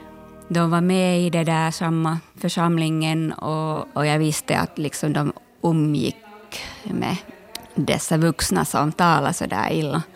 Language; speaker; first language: Swedish; non-native, local second language; Finnish